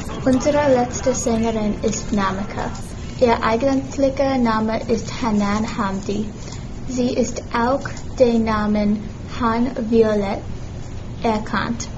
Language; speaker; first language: German; non-native, learner; English